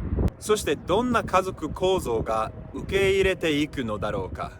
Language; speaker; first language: Japanese; non-native, learner; English